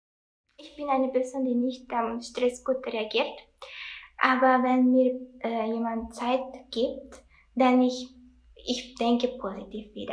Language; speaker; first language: German; non-native, learner; Italian